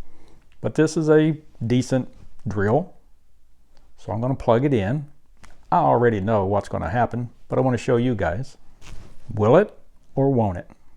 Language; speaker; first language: English; native; English